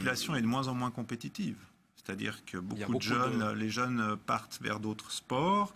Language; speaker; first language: French; native; French